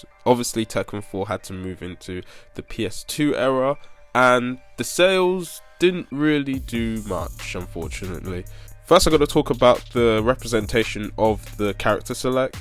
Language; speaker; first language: English; native; English